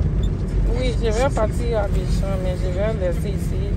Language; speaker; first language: French; non-native, learner; English